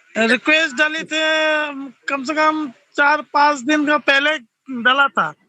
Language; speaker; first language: Hindi; non-native, local second language; Bangla